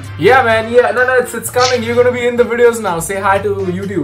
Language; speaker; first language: English; non-native, local second language; Marathi